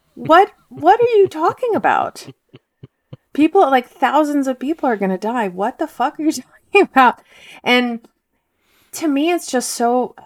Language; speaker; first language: English; early bilingual, heritage; Russian